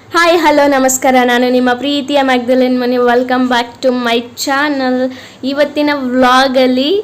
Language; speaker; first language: Kannada; native; Kannada